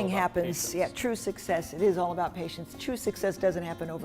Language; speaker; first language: English; native; English